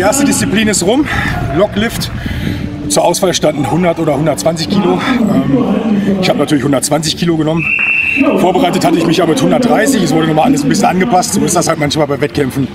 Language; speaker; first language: German; native; German